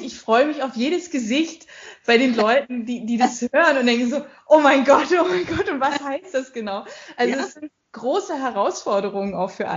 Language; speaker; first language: German; native; German